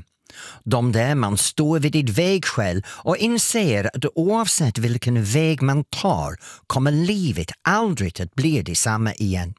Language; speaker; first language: Swedish; non-native, fluent; English